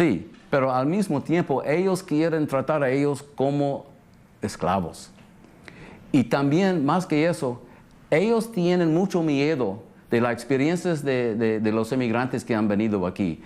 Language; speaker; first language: Spanish; early bilingual, heritage; English